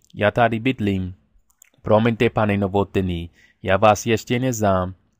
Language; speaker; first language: Czech; non-native, learner; English